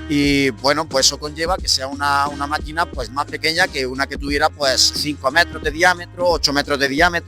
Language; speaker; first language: Spanish; native; Spanish